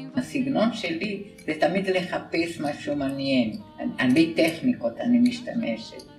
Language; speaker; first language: Hebrew; non-native, fluent; Portuguese